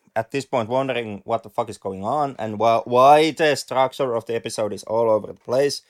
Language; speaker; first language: English; non-native, fluent; Finnish